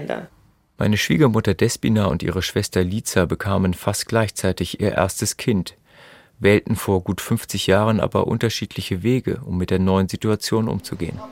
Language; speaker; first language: German; native; German